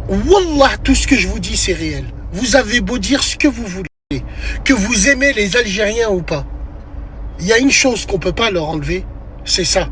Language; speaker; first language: French; native; French